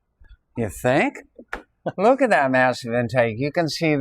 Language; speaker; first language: English; native; English